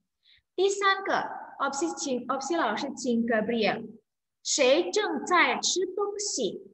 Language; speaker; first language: Chinese; non-native, fluent; Indonesian